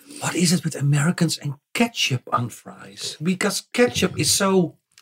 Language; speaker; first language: English; non-native, fluent; Dutch